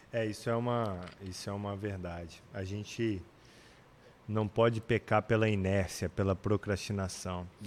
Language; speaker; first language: Portuguese; native; Portuguese